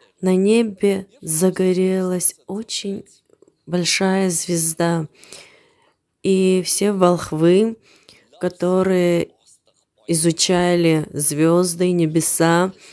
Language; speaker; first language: Russian; non-native, fluent; Armenian